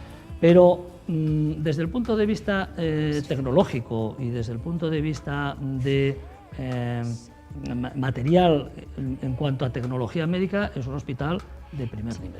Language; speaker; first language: Spanish; native; Spanish